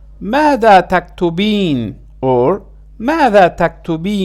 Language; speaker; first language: Arabic; non-native, fluent; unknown